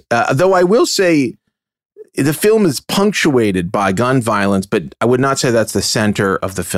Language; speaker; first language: English; native; English